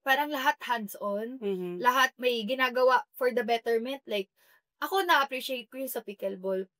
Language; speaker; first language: Filipino; native; Filipino